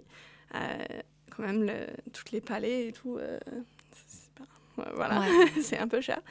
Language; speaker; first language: French; non-native, fluent; English